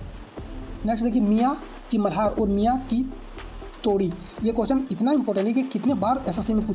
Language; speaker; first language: Hindi; native; Hindi